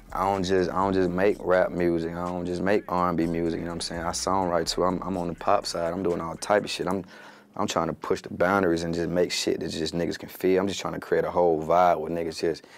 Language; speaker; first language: English; native; English